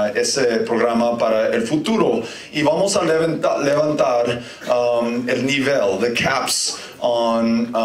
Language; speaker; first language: Spanish; non-native, fluent; English